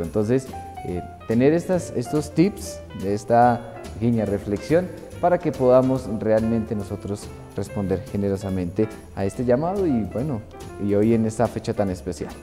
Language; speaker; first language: Spanish; native; Spanish